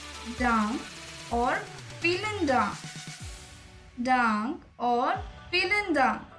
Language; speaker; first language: German; non-native, learner; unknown